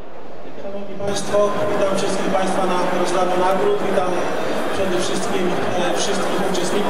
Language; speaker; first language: Polish; native; Polish